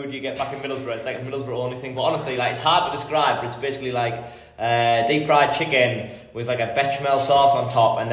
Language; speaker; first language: English; native; English